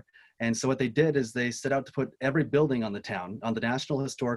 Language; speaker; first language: English; native; English